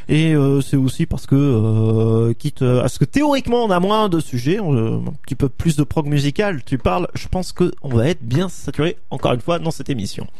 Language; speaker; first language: French; native; French